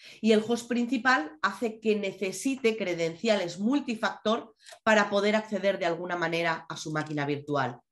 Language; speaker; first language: Spanish; native; Spanish